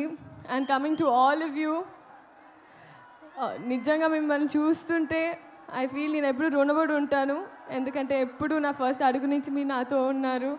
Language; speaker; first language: Telugu; non-native, fluent; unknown